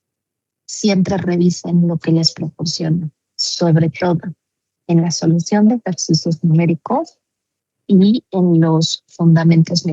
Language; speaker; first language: Spanish; native; Spanish